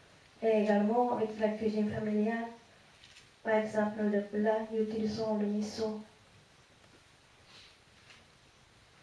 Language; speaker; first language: French; non-native, fluent; Japanese